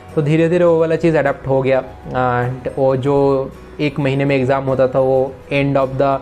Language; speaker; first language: Hindi; non-native, local second language; Bangla